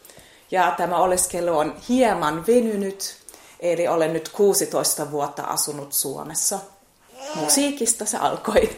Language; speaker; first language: Finnish; non-native, fluent; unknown